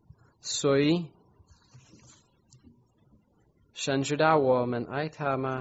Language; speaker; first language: Chinese; non-native, fluent; English